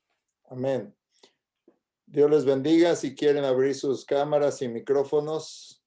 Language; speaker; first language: Spanish; native; Spanish